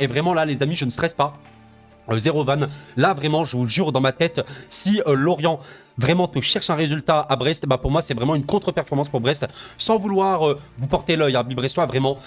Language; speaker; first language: French; native; French